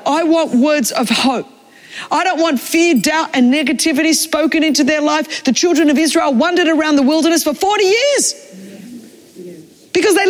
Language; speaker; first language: English; non-native, local second language; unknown